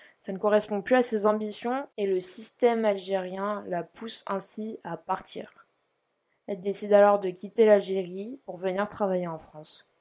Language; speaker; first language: French; native; French